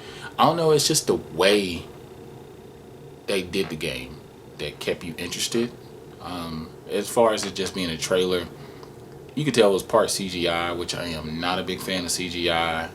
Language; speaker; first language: English; native; English